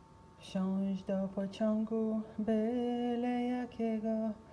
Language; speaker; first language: Polish; early bilingual, heritage; Polish